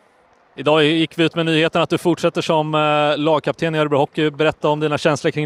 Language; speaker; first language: Swedish; native; Swedish